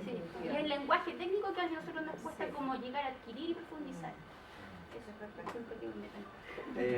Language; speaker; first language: Spanish; native; Spanish